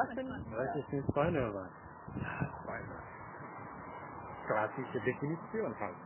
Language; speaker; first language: German; non-native, learner; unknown